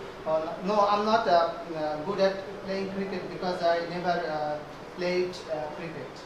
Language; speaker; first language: English; non-native, learner; Bangla